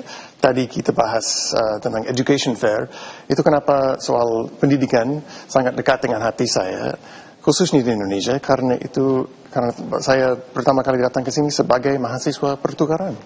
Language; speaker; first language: Indonesian; non-native, fluent; English